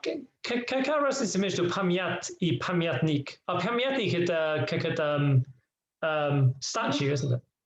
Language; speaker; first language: Russian; non-native, learner; English